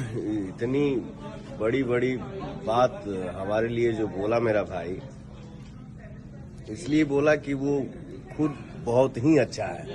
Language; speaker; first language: Hindi; non-native, local second language; Bhojpuri